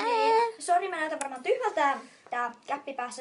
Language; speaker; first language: Finnish; native; Finnish